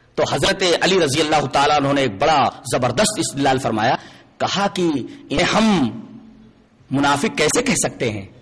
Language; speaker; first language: Urdu; native; Urdu